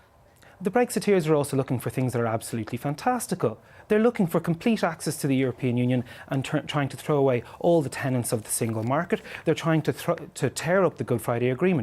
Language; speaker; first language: English; native; English